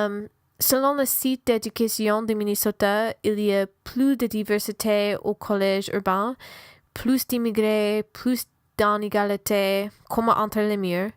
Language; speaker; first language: French; non-native, learner; English